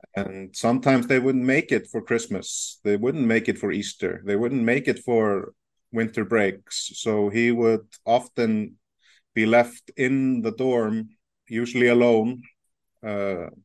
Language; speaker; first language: English; non-native, fluent; Icelandic